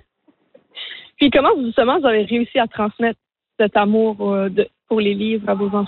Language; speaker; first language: French; native; French